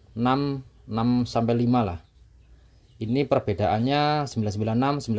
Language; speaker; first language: Indonesian; non-native, local second language; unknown